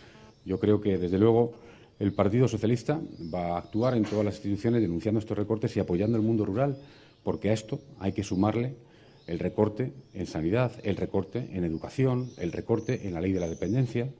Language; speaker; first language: Spanish; native; Spanish